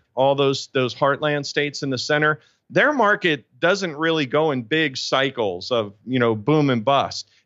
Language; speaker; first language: English; native; English